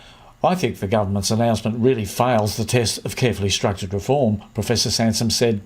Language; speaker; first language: English; native; English